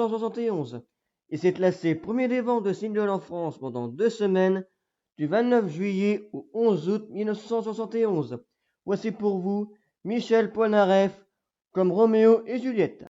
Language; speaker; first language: French; native; French